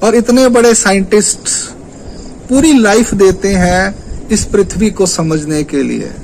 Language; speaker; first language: Hindi; non-native, local second language; Marathi